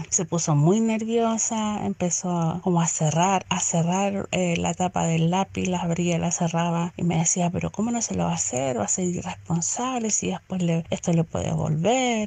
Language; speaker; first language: Spanish; native; Spanish